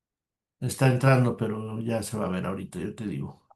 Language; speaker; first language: Spanish; native; Spanish